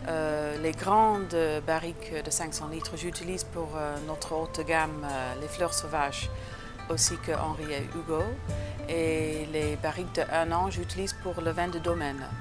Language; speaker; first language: French; early bilingual, other home language; English